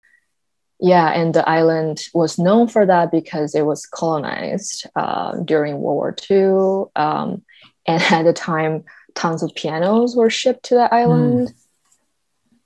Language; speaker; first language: English; non-native, fluent; Chinese